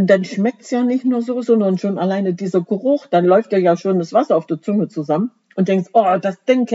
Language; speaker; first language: German; native; German